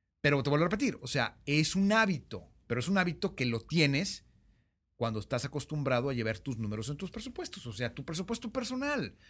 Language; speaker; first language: Spanish; native; Spanish